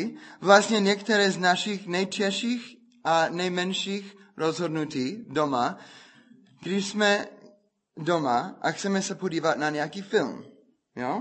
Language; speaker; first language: Czech; non-native, fluent; English